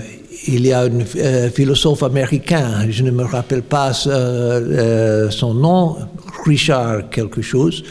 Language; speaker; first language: French; non-native, fluent; English